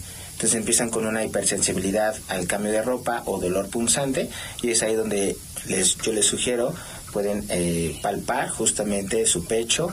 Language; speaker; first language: Spanish; native; Spanish